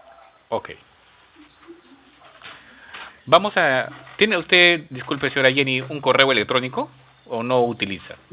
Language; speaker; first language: Spanish; native; Spanish